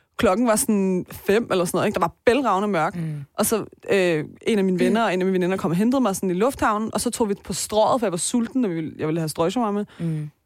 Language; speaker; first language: Danish; native; Danish